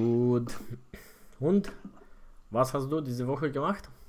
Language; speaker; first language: German; non-native, fluent; Romanian